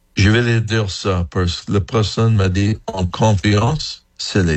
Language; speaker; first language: French; non-native, fluent; English